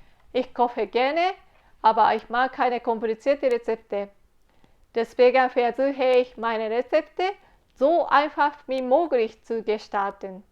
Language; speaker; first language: German; non-native, fluent; Japanese